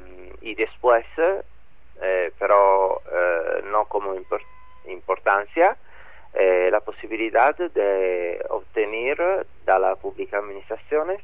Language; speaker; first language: Spanish; non-native, learner; Italian